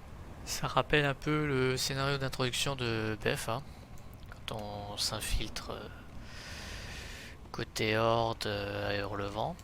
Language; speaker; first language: French; native; French